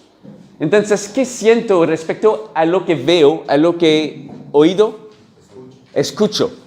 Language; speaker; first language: Spanish; non-native, learner; French